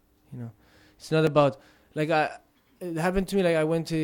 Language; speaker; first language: English; non-native, fluent; Tibetan